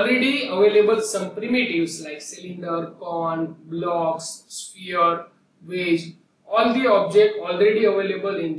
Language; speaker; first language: English; non-native, local second language; Gujarati